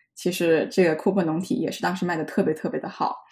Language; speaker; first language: Chinese; native; Chinese